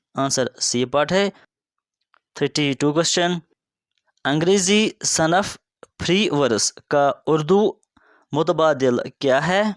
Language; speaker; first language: Urdu; non-native, local second language; Kashmiri